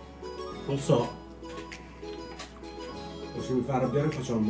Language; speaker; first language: Italian; non-native, learner; Filipino